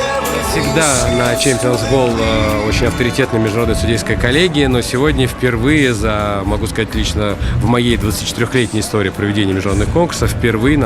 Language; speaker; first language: Russian; native; Russian